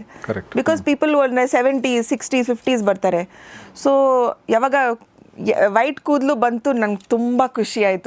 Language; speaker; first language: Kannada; non-native, local second language; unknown